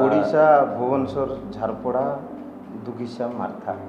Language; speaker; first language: Hindi; non-native, local second language; Odia